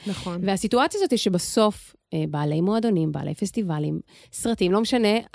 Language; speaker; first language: Hebrew; native; Hebrew